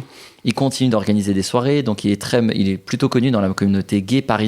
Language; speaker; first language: French; native; French